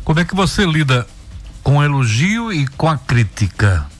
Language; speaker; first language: Portuguese; native; Portuguese